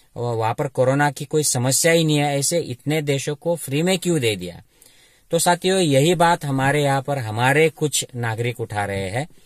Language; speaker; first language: Hindi; non-native, local second language; Marathi